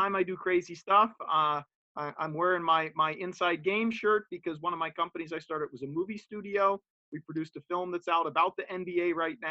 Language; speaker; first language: English; native; English